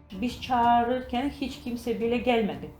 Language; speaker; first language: Turkish; non-native, learner; Georgian